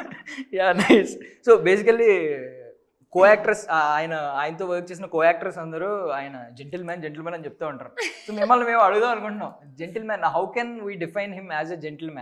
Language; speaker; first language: Telugu; native; Telugu